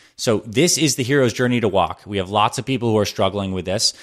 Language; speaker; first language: English; native; English